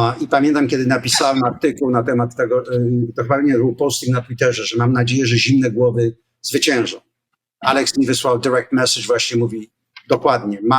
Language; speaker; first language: Polish; native; Polish